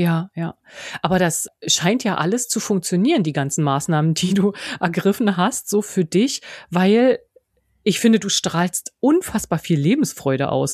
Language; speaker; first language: German; native; German